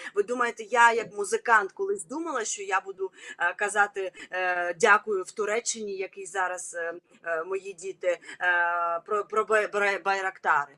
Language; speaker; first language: Ukrainian; non-native, local second language; Russian